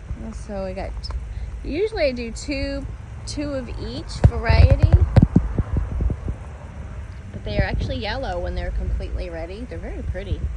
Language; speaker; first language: English; native; English